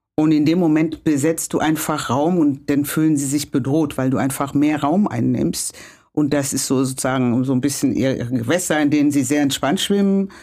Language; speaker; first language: German; non-native, fluent; Kinyarwanda